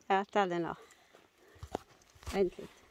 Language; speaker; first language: Norwegian; non-native, learner; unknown